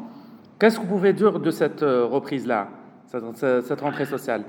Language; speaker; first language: French; non-native, local second language; Arabic